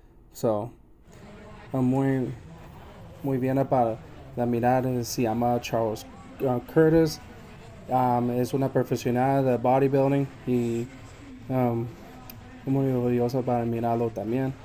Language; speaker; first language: Spanish; early bilingual, heritage; English